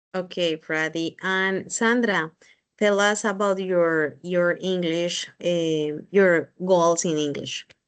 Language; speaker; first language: English; non-native, learner; Spanish